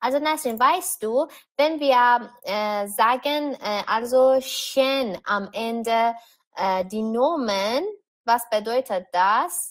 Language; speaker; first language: German; non-native, fluent; Persian